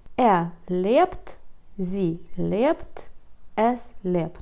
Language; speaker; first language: German; non-native, fluent; Ukrainian